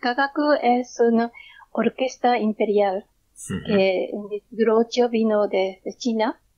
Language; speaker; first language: Spanish; non-native, learner; Japanese